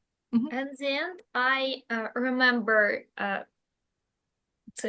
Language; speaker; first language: English; non-native, learner; Russian